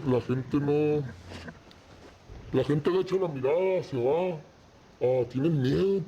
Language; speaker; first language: Spanish; native; Spanish